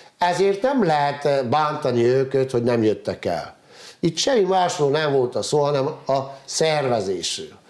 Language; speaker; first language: Hungarian; native; Hungarian